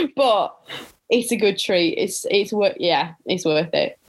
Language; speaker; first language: English; native; English